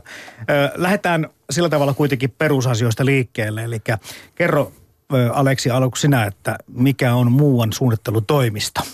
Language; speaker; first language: Finnish; native; Finnish